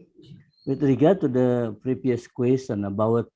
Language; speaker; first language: English; non-native, fluent; Indonesian